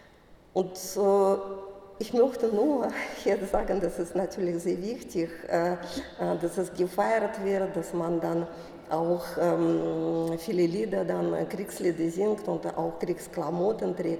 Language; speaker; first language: German; non-native, fluent; Russian